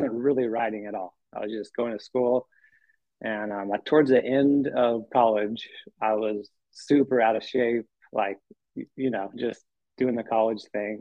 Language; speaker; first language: English; native; English